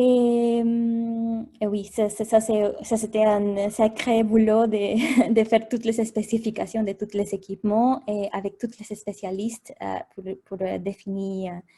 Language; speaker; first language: French; non-native, fluent; Spanish